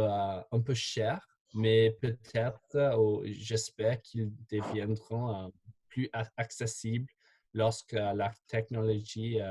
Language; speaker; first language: French; non-native, fluent; English